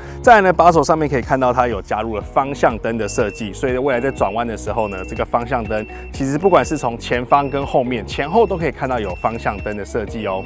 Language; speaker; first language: Chinese; native; Chinese